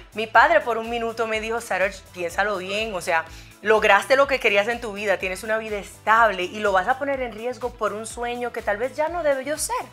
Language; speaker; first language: Spanish; non-native, fluent; Haitian Creole